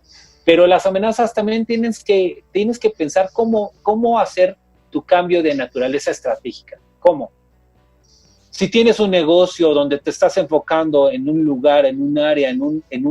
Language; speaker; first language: Spanish; native; Spanish